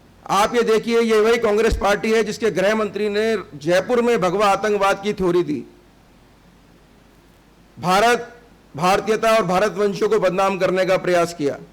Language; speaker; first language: Hindi; native; Hindi